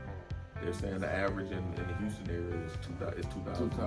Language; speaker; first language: English; native; English